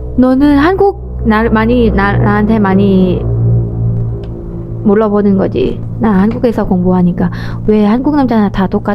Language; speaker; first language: Korean; non-native, learner; Thai